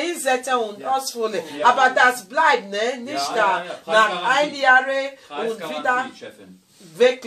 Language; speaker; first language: German; non-native, learner; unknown